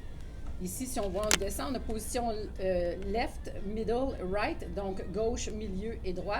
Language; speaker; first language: French; native; French